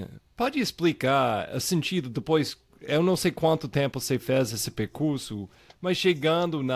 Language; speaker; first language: Portuguese; non-native, fluent; English